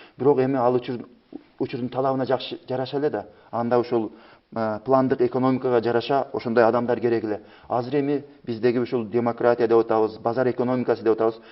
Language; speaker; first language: Kyrgyz; native; Kyrgyz